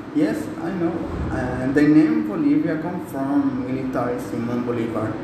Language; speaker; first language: English; non-native, learner; Spanish